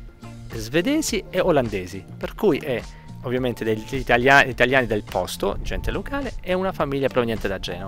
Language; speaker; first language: Italian; native; Italian